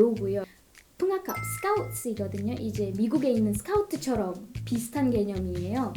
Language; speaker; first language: Korean; non-native, fluent; Malay